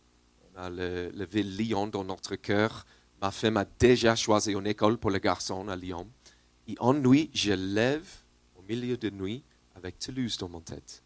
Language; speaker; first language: French; non-native, learner; English